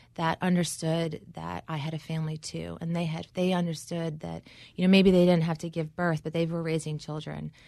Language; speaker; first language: English; native; English